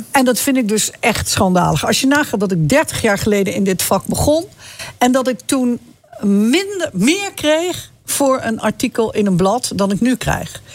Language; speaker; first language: Dutch; native; Dutch